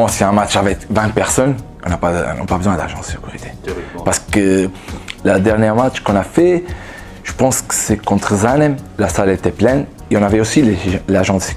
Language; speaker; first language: French; non-native, fluent; Portuguese